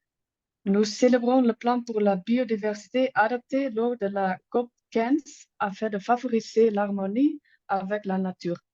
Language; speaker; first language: French; non-native, learner; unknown